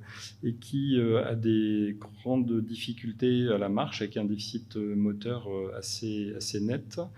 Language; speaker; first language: French; native; French